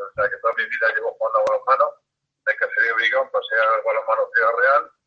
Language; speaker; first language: Spanish; native; Spanish